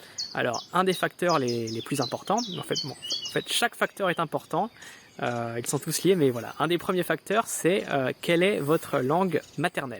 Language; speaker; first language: French; native; French